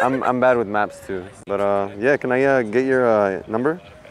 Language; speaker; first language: English; early bilingual, other home language; Spanish